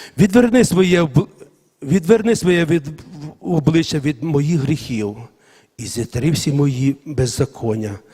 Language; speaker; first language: Ukrainian; non-native, local second language; Russian